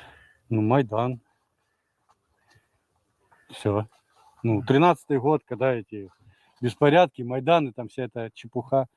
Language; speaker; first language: Russian; native; Russian